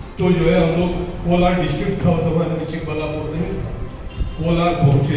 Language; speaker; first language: Urdu; native; Urdu